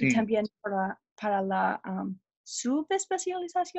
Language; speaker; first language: Spanish; non-native, learner; English